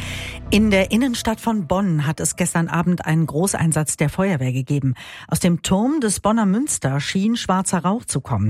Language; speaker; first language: German; native; German